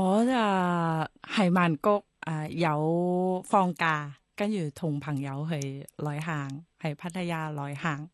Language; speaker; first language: Cantonese; non-native, fluent; Thai